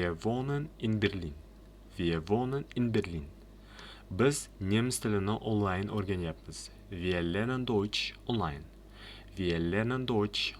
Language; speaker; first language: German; non-native, learner; Uzbek